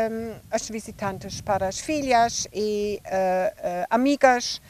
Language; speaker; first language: Portuguese; non-native, learner; German